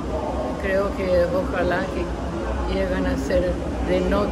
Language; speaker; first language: Spanish; non-native, local second language; English